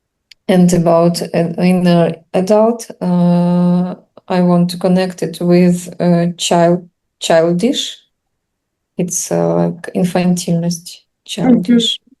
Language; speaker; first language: English; non-native, learner; Russian